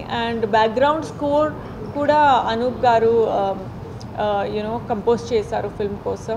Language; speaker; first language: Telugu; non-native, fluent; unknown